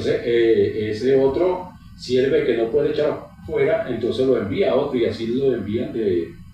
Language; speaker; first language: Spanish; native; Spanish